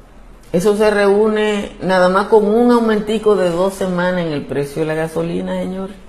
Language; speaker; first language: Spanish; native; Spanish